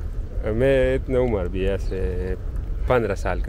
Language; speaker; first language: Hindi; non-native, local second language; Pashto